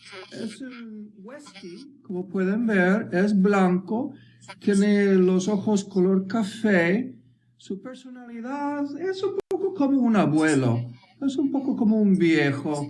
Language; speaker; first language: Spanish; early bilingual, heritage; Spanish